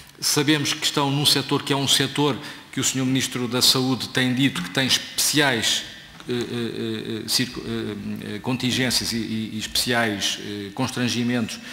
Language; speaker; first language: Portuguese; native; Portuguese